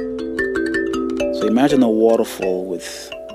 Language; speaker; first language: English; non-native, local second language; Shona